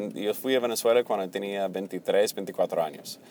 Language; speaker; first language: Spanish; non-native, fluent; English